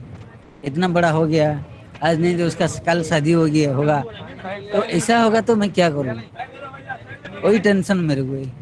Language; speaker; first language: Hindi; non-native, local second language; Odia